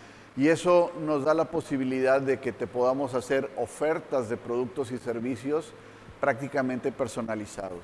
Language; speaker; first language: Spanish; native; Spanish